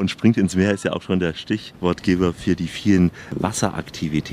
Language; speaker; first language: German; native; German